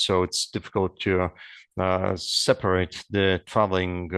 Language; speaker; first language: English; non-native, fluent; Lithuanian